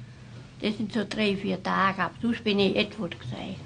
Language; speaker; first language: German; native; German